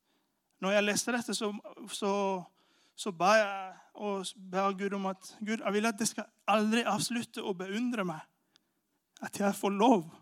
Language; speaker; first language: Norwegian; non-native, fluent; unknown